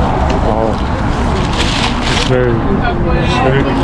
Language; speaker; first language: English; non-native, learner; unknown